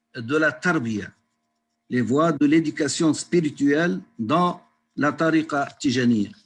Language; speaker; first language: French; non-native, local second language; Arabic